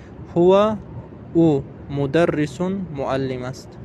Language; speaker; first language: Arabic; non-native, fluent; Tajik